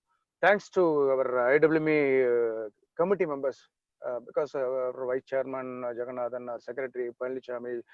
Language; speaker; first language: English; non-native, local second language; Tamil